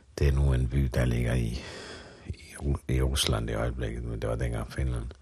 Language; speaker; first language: Danish; non-native, fluent; Finnish